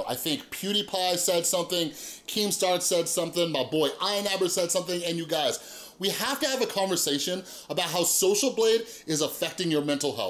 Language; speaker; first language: English; native; English